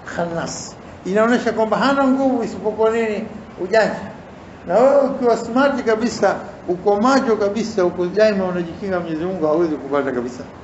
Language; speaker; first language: Swahili; native; Swahili